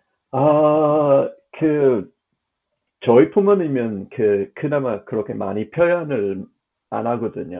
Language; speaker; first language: Korean; non-native, fluent; English